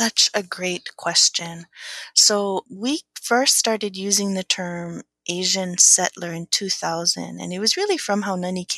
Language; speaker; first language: English; native; English